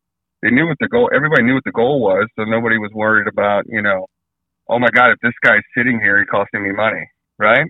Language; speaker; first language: English; native; English